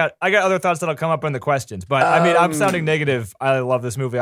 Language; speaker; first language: English; native; English